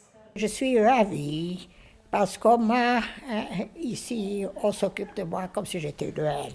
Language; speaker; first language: French; non-native, fluent; Polish